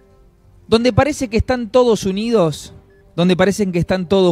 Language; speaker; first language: Spanish; native; Spanish